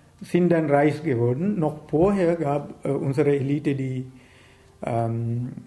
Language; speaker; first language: German; non-native, learner; Sinhala